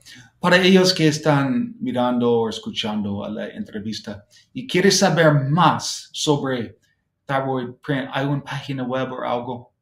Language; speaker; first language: Spanish; non-native, fluent; English